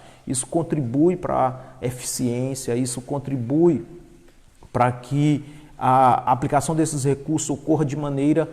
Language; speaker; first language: Portuguese; native; Portuguese